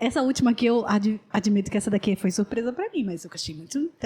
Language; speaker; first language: Portuguese; native; Portuguese